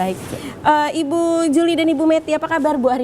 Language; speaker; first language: Indonesian; native; Indonesian